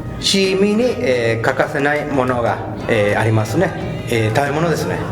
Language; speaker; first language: Japanese; early bilingual, heritage; Spanish